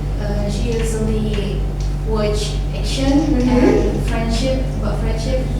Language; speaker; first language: English; non-native, learner; Indonesian